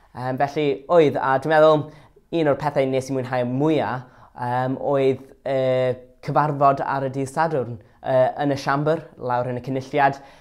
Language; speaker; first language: Welsh; non-native, local second language; English